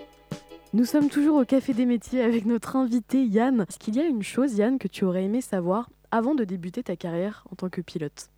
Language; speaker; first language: French; native; French